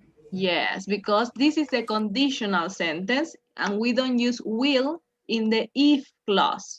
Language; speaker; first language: English; non-native, fluent; Spanish